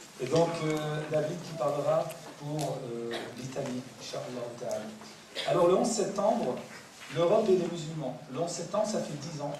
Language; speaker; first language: French; native; French